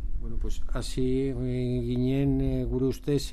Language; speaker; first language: Basque; non-native, local second language; Spanish